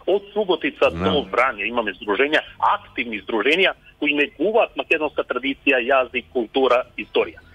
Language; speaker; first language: Macedonian; early bilingual, heritage; Macedonian